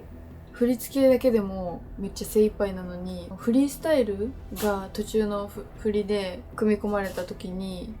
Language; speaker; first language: Japanese; native; Japanese